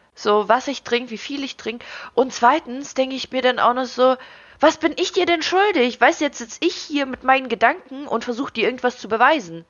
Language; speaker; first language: German; early bilingual, other home language; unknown